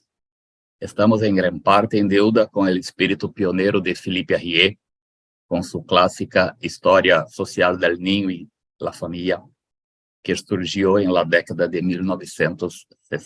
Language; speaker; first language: Spanish; non-native, fluent; Portuguese